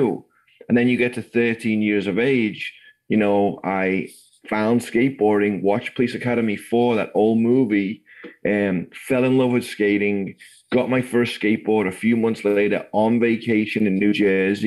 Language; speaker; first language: English; native; English